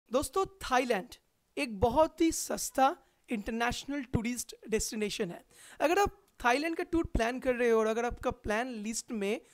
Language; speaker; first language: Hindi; non-native, local second language; Bangla